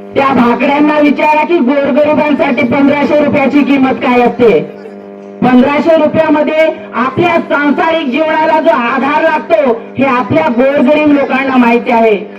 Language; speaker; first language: Marathi; non-native, local second language; Lambadi